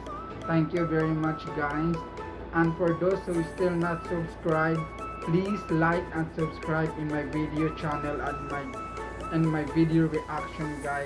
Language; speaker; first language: English; non-native, local second language; Filipino